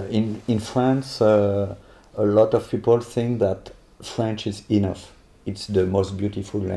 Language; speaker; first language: English; non-native, learner; French